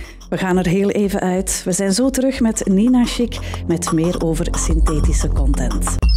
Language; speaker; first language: Dutch; native; Dutch